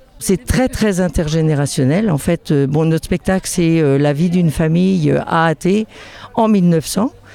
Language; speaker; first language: French; native; French